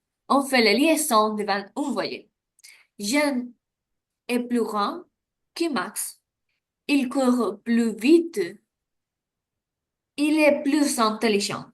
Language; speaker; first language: French; non-native, learner; Spanish